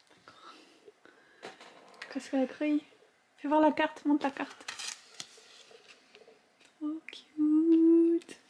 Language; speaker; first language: French; native; French